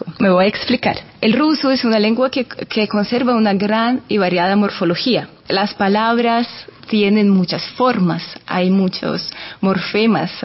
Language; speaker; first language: Spanish; non-native, fluent; Russian